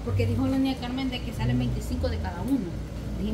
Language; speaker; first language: Spanish; native; Spanish